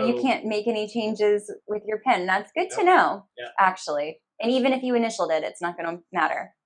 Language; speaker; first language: English; native; English